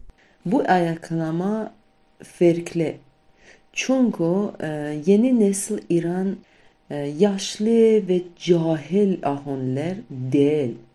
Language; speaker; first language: Turkish; non-native, fluent; Kurdish